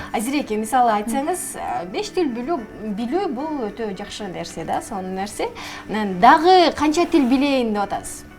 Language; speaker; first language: Kyrgyz; native; Kyrgyz